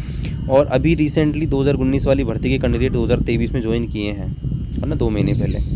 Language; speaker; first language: Hindi; native; Hindi